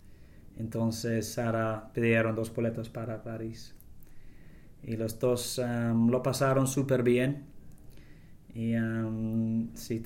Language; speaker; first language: Spanish; non-native, learner; English